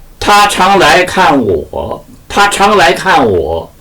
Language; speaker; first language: Chinese; non-native, fluent; Korean